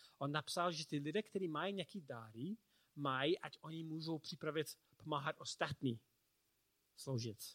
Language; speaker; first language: Czech; non-native, learner; English